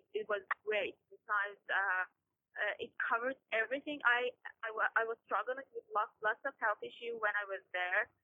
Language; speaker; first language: English; non-native, fluent; Persian